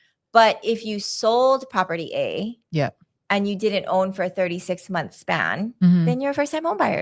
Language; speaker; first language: English; native; English